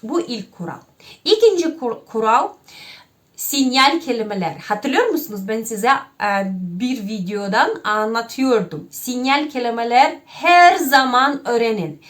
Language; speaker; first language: Turkish; non-native, fluent; Russian